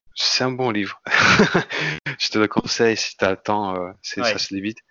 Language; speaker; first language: French; non-native, fluent; Indonesian